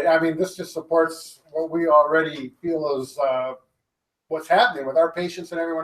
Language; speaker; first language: English; native; English